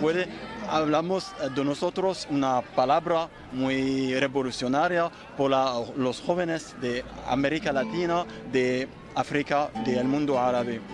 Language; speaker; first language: Spanish; non-native, learner; Arabic